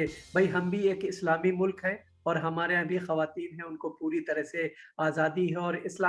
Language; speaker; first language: Hindi; native; Hindi